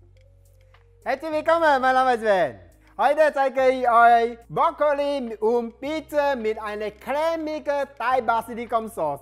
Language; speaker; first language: German; non-native, learner; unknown